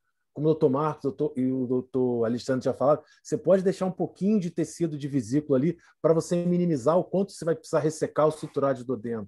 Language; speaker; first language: Portuguese; native; Portuguese